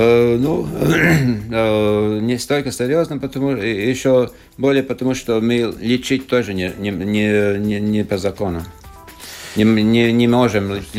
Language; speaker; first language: Russian; non-native, local second language; Latvian